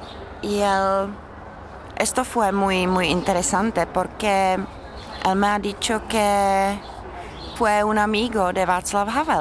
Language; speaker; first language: Spanish; non-native, learner; Czech